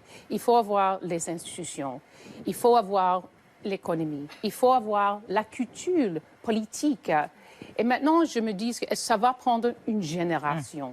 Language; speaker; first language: French; native; French